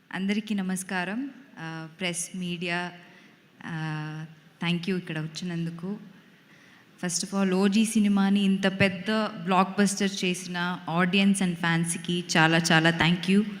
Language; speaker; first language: Telugu; non-native, local second language; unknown